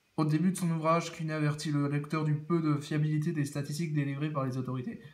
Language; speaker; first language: French; native; French